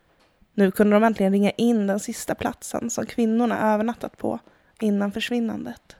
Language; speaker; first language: Swedish; native; Swedish